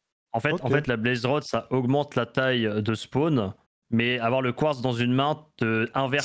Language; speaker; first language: French; native; French